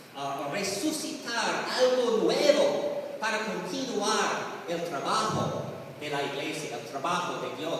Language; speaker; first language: Spanish; non-native, learner; English